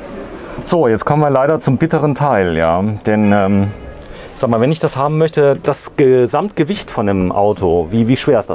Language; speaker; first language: German; native; German